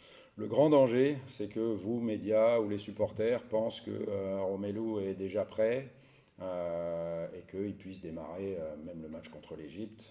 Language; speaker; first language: French; native; French